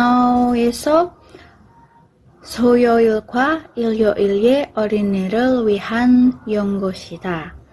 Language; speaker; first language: Korean; non-native, learner; Indonesian